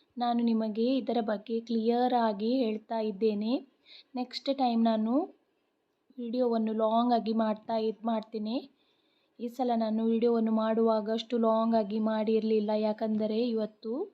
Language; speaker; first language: Kannada; non-native, local second language; Konkani